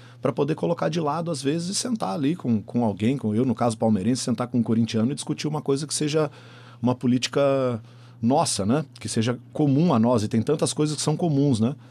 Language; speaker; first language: Portuguese; native; Portuguese